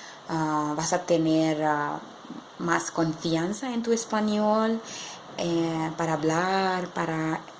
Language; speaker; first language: Spanish; non-native, learner; English